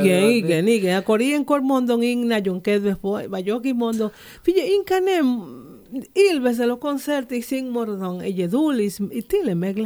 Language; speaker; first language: Hungarian; non-native, learner; Spanish